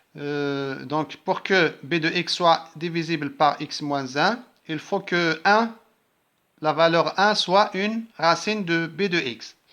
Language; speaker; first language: French; non-native, local second language; Arabic